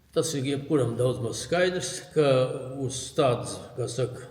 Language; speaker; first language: Latvian; non-native, local second language; Russian